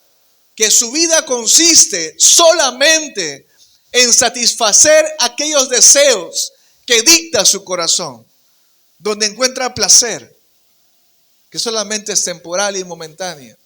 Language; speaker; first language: Spanish; native; Spanish